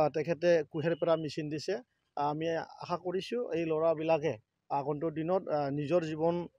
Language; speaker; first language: Assamese; non-native, local second language; Bodo